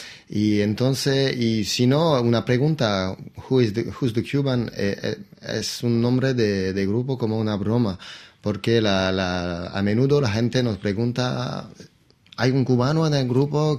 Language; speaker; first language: Spanish; non-native, fluent; French